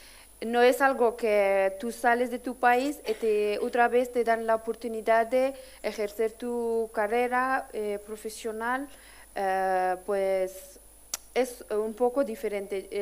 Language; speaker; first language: Spanish; non-native, fluent; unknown